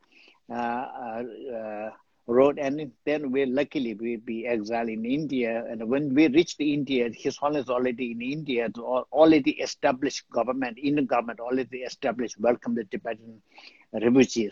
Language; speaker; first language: English; non-native, local second language; Tibetan